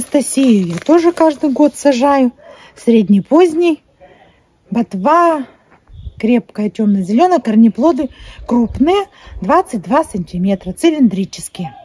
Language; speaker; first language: Russian; native; Russian